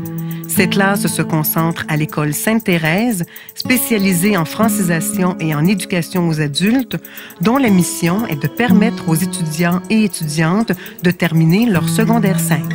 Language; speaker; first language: French; native; French